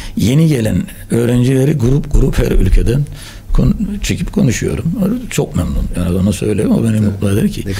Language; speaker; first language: Turkish; native; Turkish